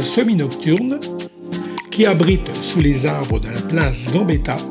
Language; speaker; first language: French; native; French